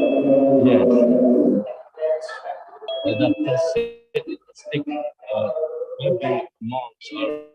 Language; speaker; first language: English; non-native, learner; Indonesian